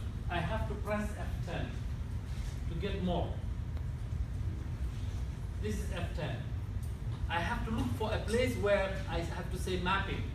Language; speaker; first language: English; non-native, fluent; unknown